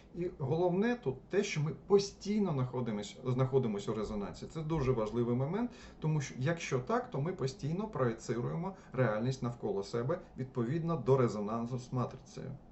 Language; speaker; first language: Ukrainian; non-native, local second language; Russian